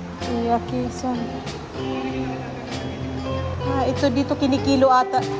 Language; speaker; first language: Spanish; non-native, fluent; Filipino